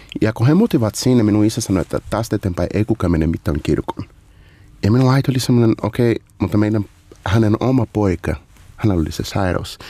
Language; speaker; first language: Finnish; non-native, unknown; Portuguese